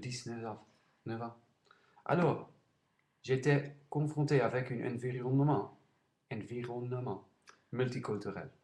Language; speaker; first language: French; non-native, learner; Dutch